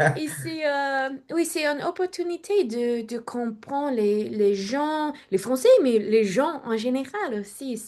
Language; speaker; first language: French; non-native, learner; English